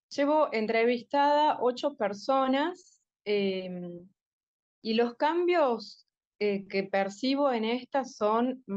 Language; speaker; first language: Spanish; native; Spanish